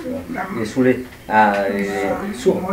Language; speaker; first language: Vietnamese; non-native, local second language; French